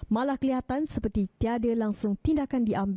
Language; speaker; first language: Malay; native; Malay